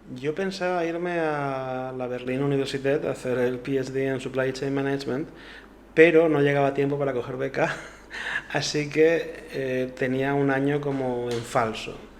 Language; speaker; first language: Spanish; native; Spanish